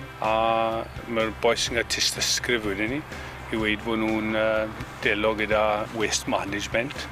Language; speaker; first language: Welsh; native; Welsh